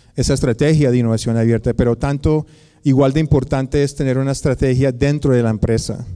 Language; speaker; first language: Spanish; early bilingual, heritage; Spanish